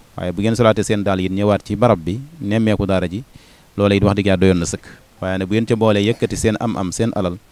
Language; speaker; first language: Wolof; native; Wolof